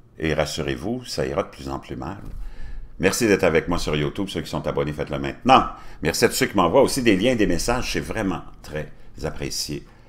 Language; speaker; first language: French; native; French